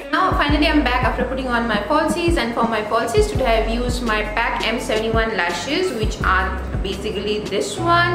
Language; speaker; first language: English; non-native, local second language; Bangla